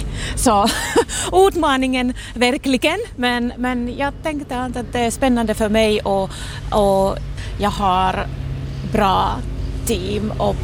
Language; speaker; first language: Swedish; non-native, local second language; Finnish